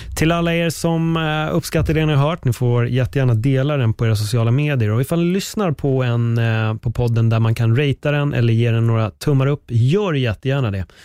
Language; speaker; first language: Swedish; native; Swedish